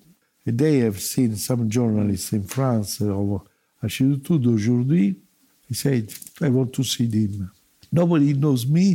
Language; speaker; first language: English; non-native, learner; Italian